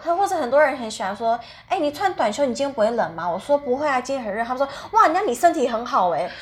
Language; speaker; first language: Chinese; early bilingual, heritage; Chinese